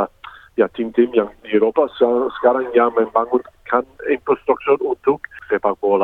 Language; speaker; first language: Indonesian; early bilingual, heritage; English